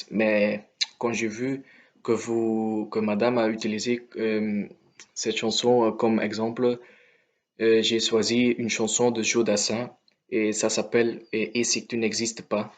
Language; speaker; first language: French; non-native, local second language; Dutch